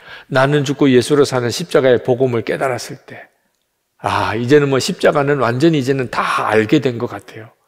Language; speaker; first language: Korean; native; Korean